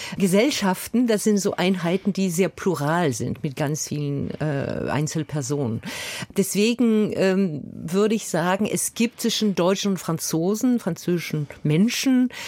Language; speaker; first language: German; non-native, fluent; French